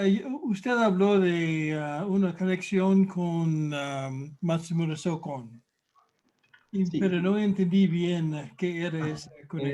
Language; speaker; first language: Spanish; non-native, fluent; English